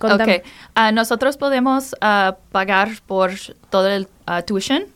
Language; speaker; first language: Spanish; non-native, learner; English